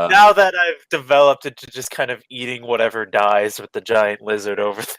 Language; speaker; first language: English; native; English